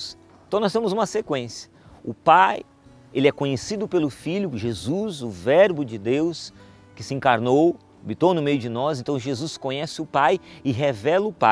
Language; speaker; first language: Portuguese; native; Portuguese